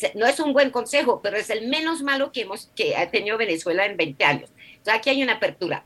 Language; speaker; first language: Spanish; non-native, fluent; French